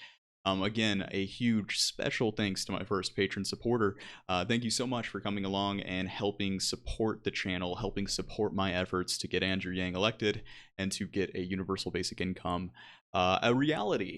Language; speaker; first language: English; native; English